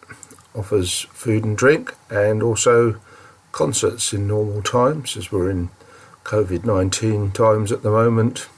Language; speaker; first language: English; native; English